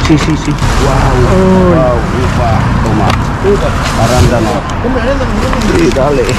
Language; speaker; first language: Spanish; non-native, learner; Filipino